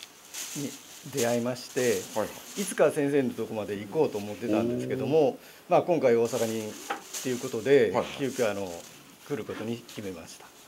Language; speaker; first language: Japanese; native; Japanese